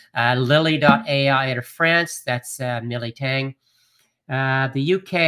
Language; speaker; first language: English; native; English